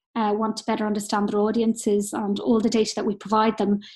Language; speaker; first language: English; native; English